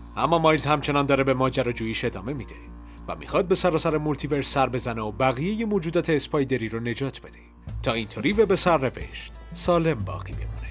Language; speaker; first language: Persian; native; Persian